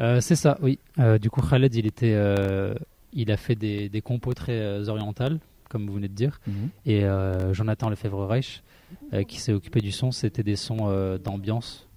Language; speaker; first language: French; early bilingual, other home language; Arabic